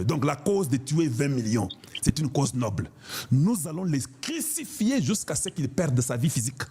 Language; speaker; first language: French; non-native, local second language; Lingala